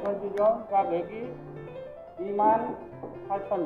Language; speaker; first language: Korean; non-native, learner; Khmer